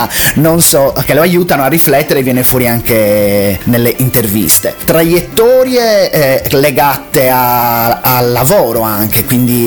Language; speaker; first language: Italian; native; Italian